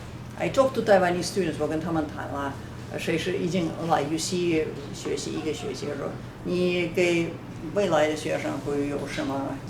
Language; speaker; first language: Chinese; non-native, fluent; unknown